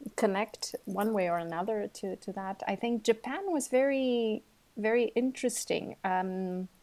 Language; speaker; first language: English; non-native, fluent; Portuguese